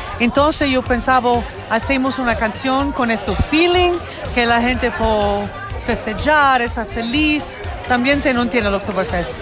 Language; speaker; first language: Spanish; non-native, learner; English